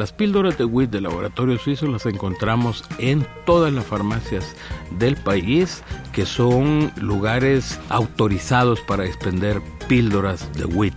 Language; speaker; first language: Spanish; native; Spanish